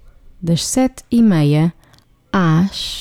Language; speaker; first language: Portuguese; non-native, fluent; English